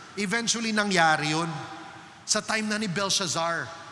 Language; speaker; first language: English; non-native, local second language; Filipino